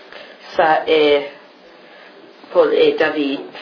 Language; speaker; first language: French; non-native, learner; English